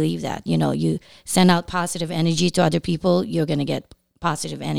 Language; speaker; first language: English; non-native, local second language; Filipino